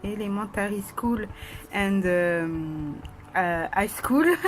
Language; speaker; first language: English; non-native, learner; French